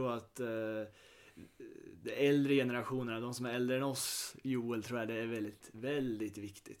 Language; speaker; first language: Swedish; native; Swedish